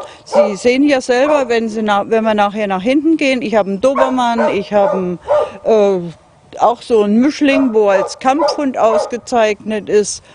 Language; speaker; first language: German; non-native, fluent; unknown